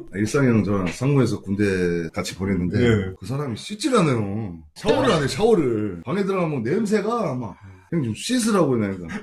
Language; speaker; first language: Korean; native; Korean